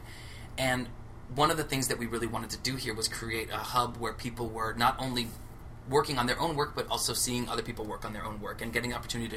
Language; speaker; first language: English; native; English